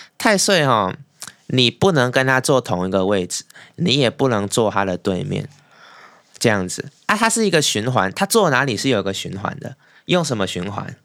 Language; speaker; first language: Chinese; native; Chinese